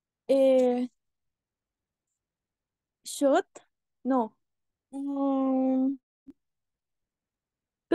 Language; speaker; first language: French; non-native, learner; Spanish